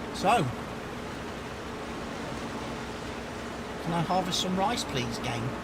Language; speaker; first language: English; native; English